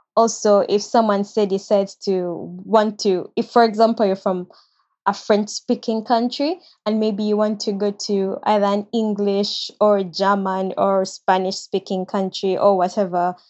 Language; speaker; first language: English; non-native, local second language; Ganda